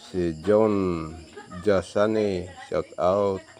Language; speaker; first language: Filipino; non-native, local second language; Cebuano